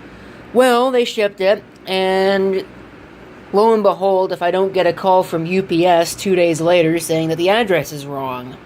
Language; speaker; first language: English; native; English